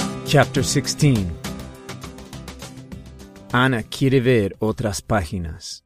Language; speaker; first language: Spanish; non-native, fluent; English